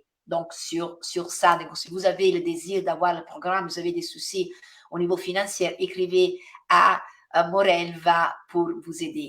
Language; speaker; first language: French; non-native, fluent; Italian